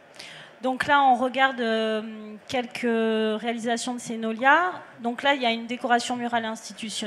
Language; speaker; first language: French; native; French